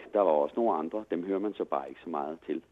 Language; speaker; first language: Danish; native; Danish